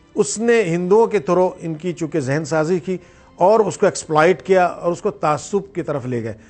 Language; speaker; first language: Urdu; native; Urdu